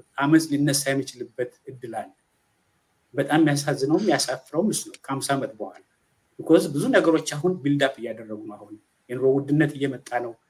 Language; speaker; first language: Amharic; native; Amharic